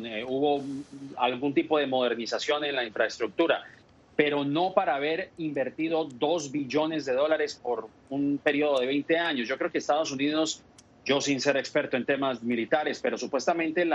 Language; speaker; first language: Spanish; native; Spanish